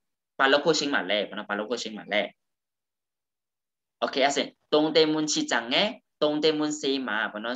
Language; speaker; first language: Korean; non-native, fluent; Burmese